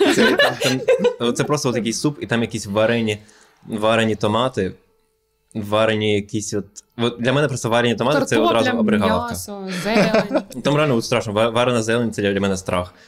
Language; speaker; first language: Ukrainian; non-native, local second language; Russian